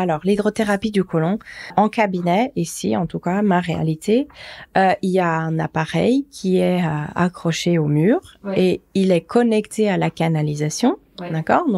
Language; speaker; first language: French; non-native, fluent; Portuguese